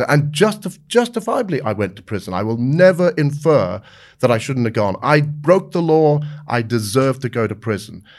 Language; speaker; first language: English; native; English